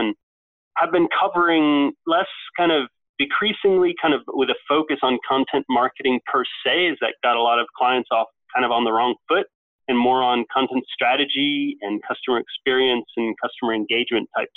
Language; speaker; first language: English; native; English